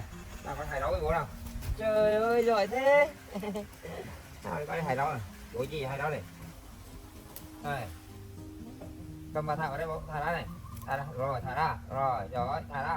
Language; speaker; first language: Vietnamese; native; Vietnamese